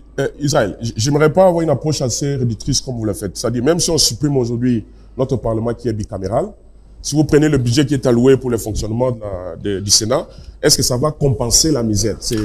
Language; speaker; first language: French; non-native, local second language; Lingala